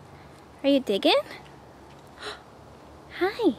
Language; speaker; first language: English; native; English